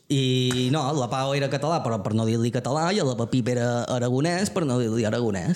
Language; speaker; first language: Catalan; native; Catalan